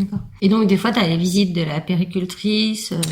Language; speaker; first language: French; native; French